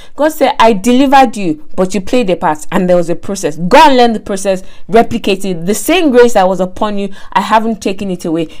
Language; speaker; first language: English; non-native, local second language; Yoruba